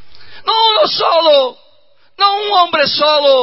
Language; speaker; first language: Spanish; non-native, learner; Portuguese